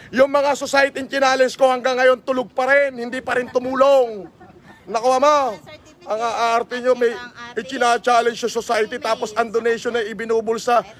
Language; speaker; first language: Filipino; native; Filipino